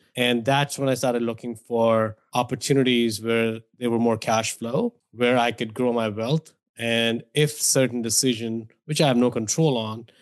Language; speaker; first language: English; non-native, local second language; Hindi